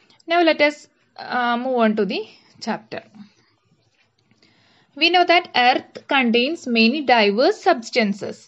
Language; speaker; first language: English; non-native, local second language; Malayalam